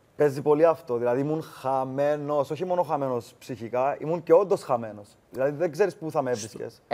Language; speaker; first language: Greek; native; Greek